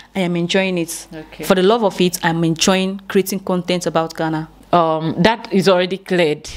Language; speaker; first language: English; non-native, local second language; Igbo